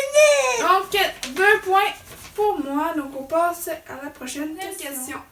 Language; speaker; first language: French; native; French